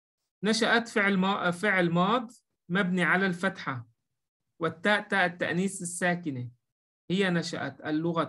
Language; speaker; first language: Arabic; non-native, fluent; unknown